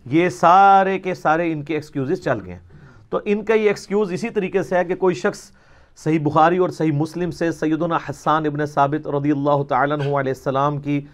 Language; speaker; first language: Urdu; non-native, local second language; Punjabi